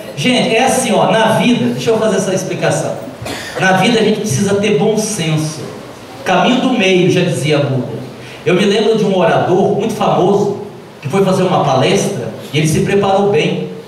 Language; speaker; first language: Portuguese; native; Portuguese